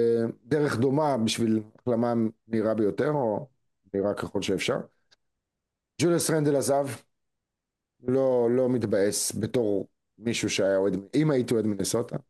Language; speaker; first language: Hebrew; native; Hebrew